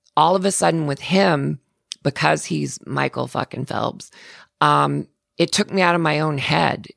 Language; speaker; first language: English; native; English